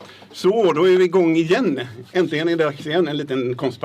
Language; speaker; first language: Swedish; native; Swedish